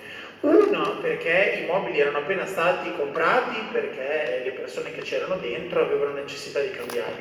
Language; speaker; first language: Italian; native; Italian